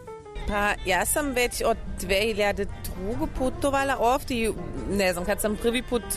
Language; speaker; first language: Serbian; non-native, learner; German